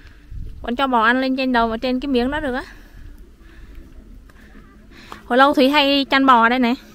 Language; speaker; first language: Vietnamese; native; Vietnamese